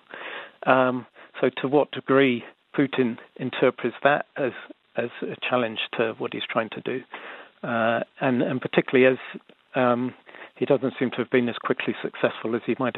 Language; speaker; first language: English; native; English